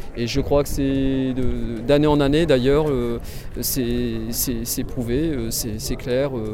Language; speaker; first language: French; native; French